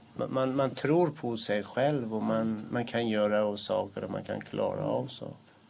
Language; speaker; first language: Swedish; non-native, fluent; Kurdish